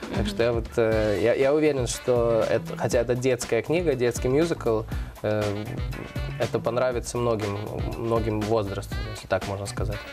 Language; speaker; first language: Russian; early bilingual, heritage; Russian